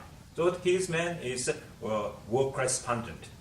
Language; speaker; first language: English; non-native, learner; Korean